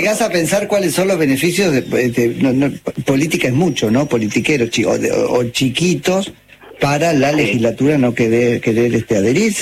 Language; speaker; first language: Spanish; native; Spanish